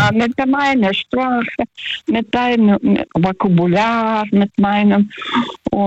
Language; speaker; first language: German; early bilingual, heritage; German